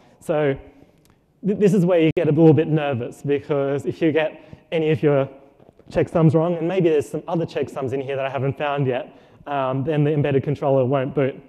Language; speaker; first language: English; native; English